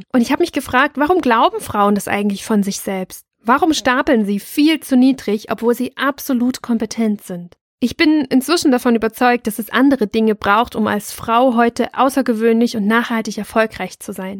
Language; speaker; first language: German; native; German